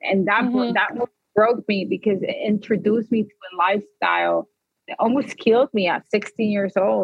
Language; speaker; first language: English; early bilingual, other home language; Spanish